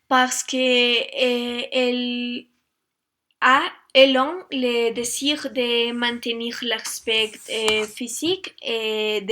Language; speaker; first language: French; non-native, learner; Spanish